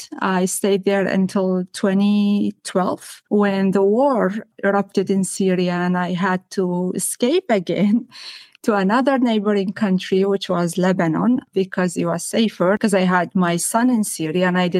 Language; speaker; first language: English; non-native, fluent; Arabic